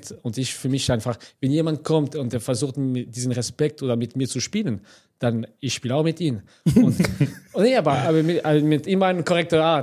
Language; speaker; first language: German; non-native, fluent; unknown